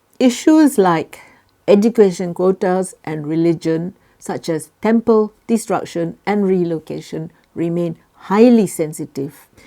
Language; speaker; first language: English; non-native, local second language; Malay